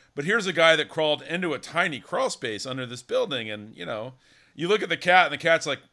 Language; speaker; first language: English; native; English